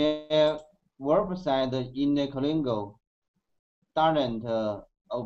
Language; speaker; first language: English; non-native, learner; Chinese